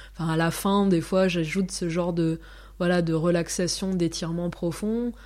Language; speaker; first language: French; native; French